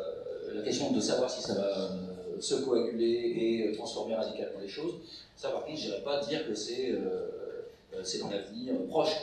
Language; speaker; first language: French; native; French